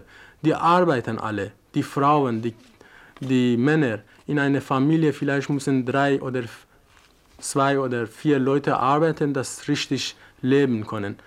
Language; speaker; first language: German; non-native, learner; Persian